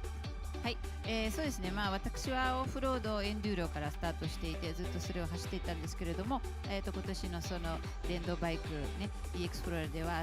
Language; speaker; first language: Japanese; native; Japanese